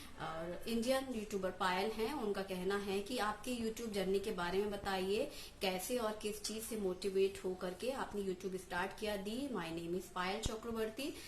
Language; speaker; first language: Hindi; native; Hindi